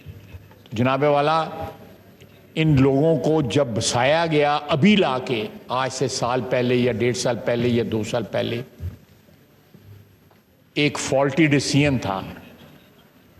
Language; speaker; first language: Urdu; non-native, local second language; Punjabi